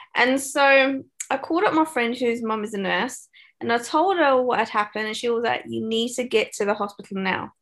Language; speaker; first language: English; native; English